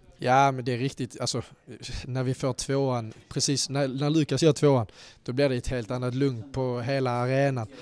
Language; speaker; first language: Swedish; native; Swedish